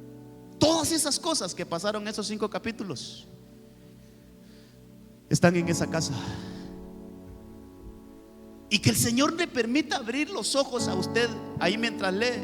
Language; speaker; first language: Spanish; native; Spanish